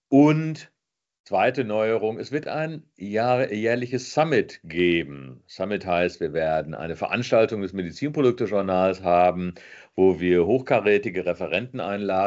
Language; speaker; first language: German; native; German